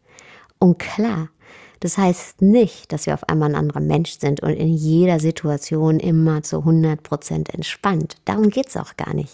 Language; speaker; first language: German; native; German